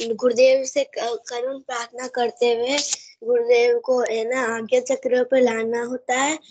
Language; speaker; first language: Hindi; native; Hindi